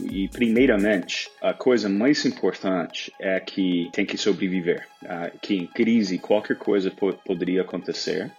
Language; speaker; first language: Portuguese; non-native, fluent; English